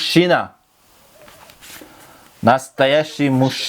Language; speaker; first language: Russian; non-native, local second language; Kyrgyz